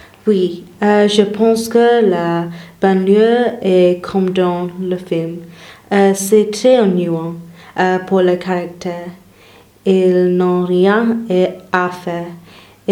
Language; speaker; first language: French; non-native, learner; English